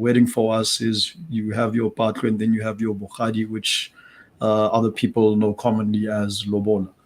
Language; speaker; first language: English; non-native, local second language; Tswana